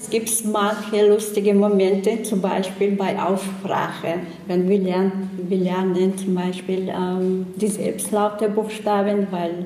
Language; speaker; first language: German; non-native, learner; Chechen